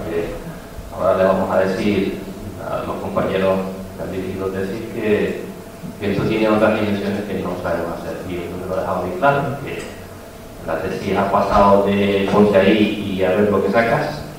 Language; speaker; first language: Spanish; native; Spanish